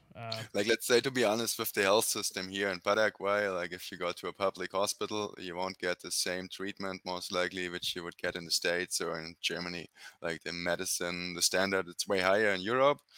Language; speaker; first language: English; non-native, fluent; German